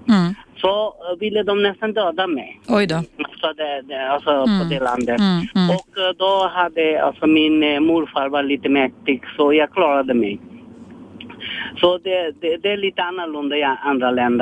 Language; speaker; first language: Swedish; non-native, learner; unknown